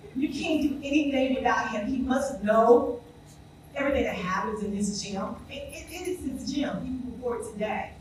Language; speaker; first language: English; native; English